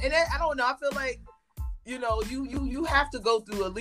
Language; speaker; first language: English; native; English